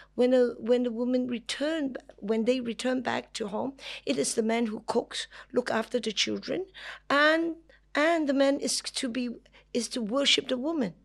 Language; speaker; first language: English; non-native, local second language; Cantonese